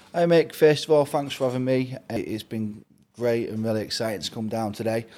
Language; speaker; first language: English; native; English